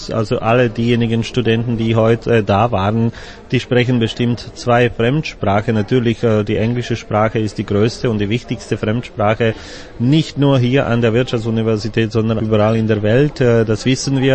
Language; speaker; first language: German; non-native, fluent; Slovak